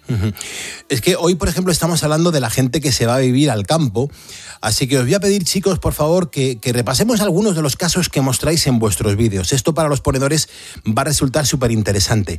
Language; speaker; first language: Spanish; native; Spanish